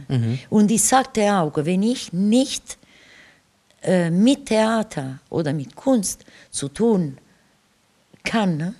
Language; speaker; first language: German; non-native, fluent; Italian